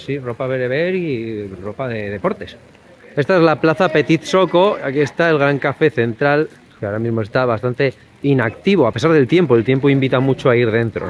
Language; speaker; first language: Spanish; native; Spanish